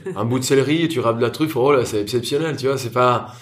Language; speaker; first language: French; non-native, fluent; Spanish